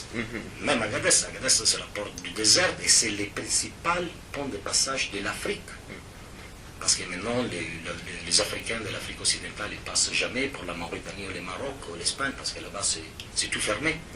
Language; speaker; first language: French; non-native, fluent; Italian